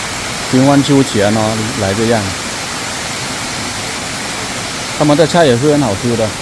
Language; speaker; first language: Chinese; non-native, fluent; Thai